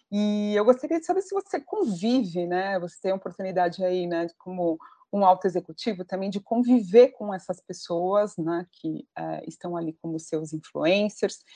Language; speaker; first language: Portuguese; native; Portuguese